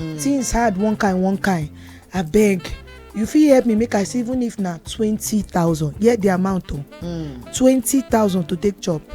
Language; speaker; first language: Nigerian Pidgin; native; Nigerian Pidgin